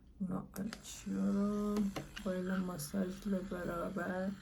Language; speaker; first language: Turkish; non-native, learner; Persian